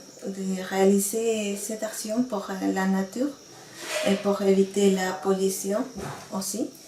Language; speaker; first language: French; non-native, learner; Spanish